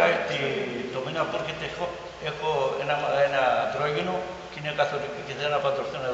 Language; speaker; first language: Greek; early bilingual, heritage; Greek